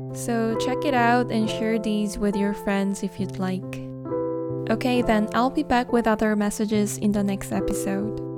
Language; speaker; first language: English; non-native, fluent; Korean